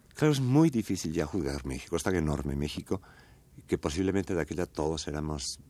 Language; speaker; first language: Spanish; native; Spanish